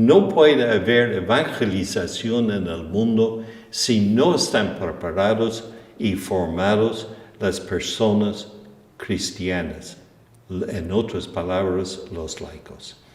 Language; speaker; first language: Spanish; non-native, fluent; English